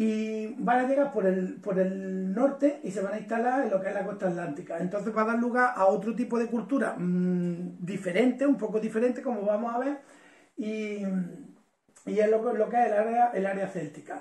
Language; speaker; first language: Spanish; native; Spanish